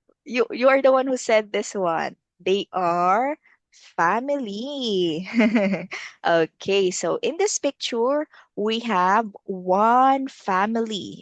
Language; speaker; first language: English; non-native, local second language; Filipino